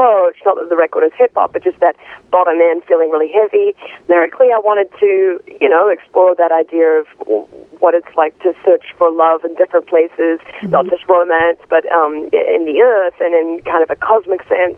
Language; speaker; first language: English; native; English